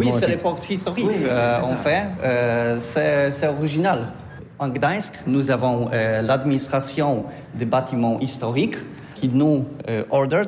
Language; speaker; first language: French; non-native, learner; Polish